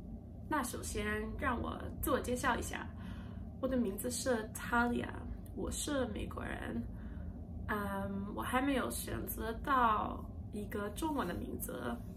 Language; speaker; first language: Chinese; non-native, learner; English